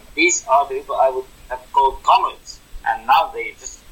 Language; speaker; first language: English; non-native, fluent; Arabic